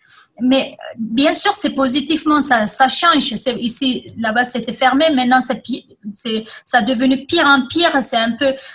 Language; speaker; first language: French; non-native, fluent; Kurdish